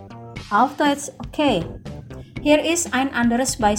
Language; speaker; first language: German; non-native, fluent; Indonesian